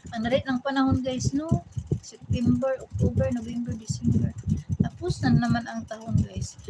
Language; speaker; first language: Filipino; non-native, local second language; Cebuano